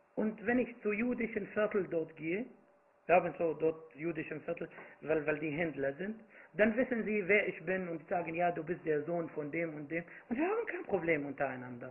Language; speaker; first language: German; non-native, fluent; Arabic